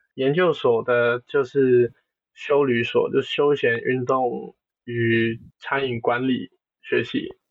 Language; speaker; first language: Chinese; non-native, local second language; Cantonese